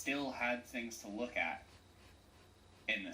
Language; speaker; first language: English; native; English